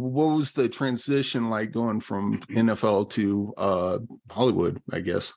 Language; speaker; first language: English; native; English